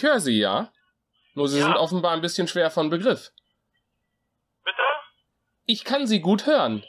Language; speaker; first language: German; native; German